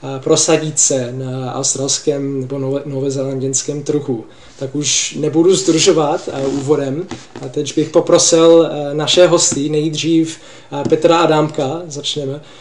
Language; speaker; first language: Czech; non-native, fluent; English